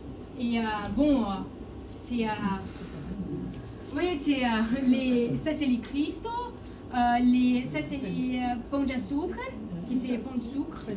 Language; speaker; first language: French; non-native, learner; Portuguese